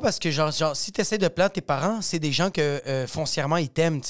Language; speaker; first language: French; native; French